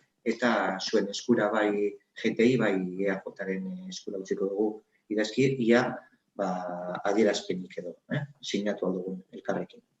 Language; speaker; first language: Basque; native; Basque